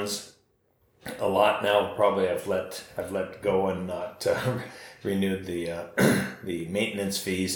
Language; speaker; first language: English; native; English